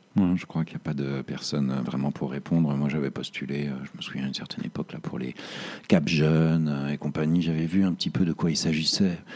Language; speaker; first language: French; native; French